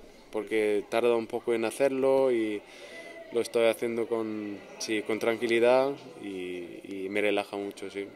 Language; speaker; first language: Spanish; non-native, fluent; German